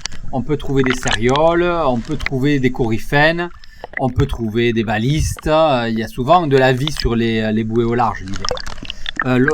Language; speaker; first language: French; native; French